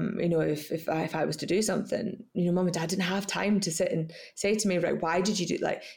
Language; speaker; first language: English; native; English